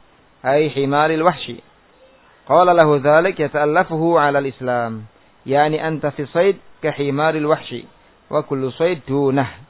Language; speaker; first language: Arabic; non-native, fluent; Indonesian